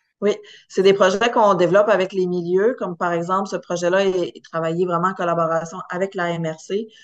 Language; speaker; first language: French; native; French